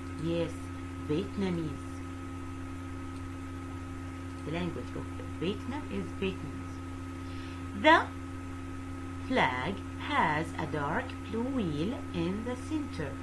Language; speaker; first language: English; non-native, fluent; Arabic